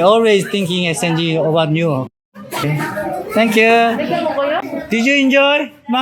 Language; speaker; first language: English; non-native, learner; Korean